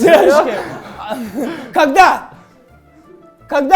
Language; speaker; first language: Russian; non-native, local second language; Kazakh